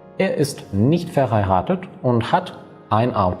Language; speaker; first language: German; non-native, fluent; Ukrainian